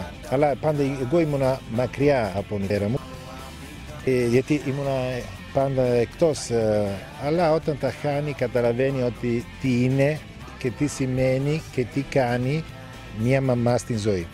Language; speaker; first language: Greek; non-native, fluent; Italian